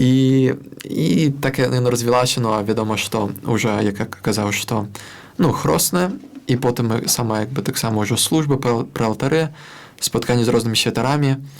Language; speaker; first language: Belarusian; non-native, local second language; Russian